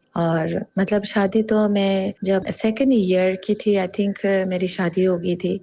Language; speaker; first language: Urdu; non-native, fluent; Tajik